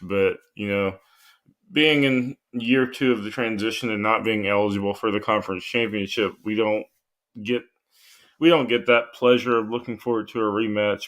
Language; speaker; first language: English; native; English